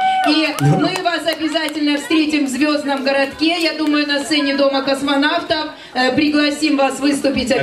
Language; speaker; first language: Russian; native; Russian